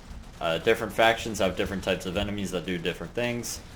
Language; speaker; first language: English; native; English